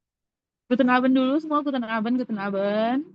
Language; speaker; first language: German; non-native, learner; Indonesian